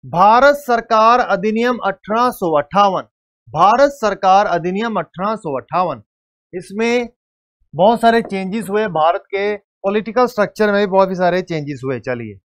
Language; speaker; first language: Hindi; native; Hindi